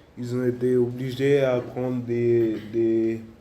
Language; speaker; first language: French; non-native, learner; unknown